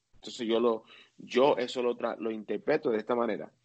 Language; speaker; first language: Spanish; early bilingual, heritage; Spanish